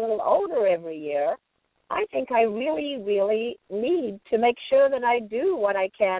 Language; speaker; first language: English; native; English